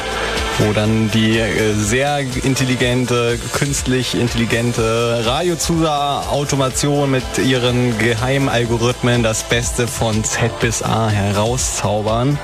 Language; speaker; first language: German; native; German